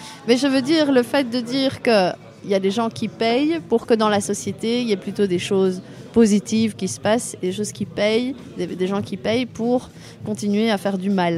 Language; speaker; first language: French; native; French